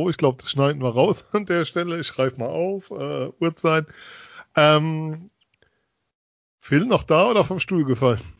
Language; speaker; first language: German; native; German